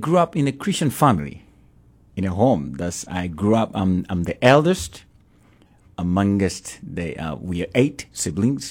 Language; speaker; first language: English; non-native, local second language; Ganda